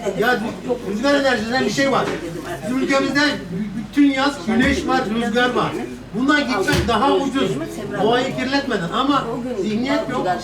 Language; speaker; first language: Turkish; native; Turkish